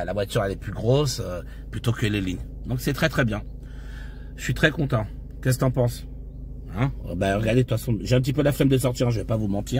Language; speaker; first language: French; native; French